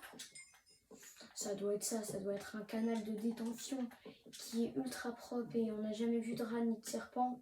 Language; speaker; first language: French; native; French